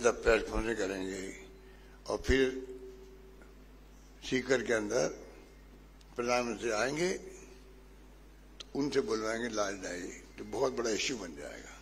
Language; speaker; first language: Hindi; native; Hindi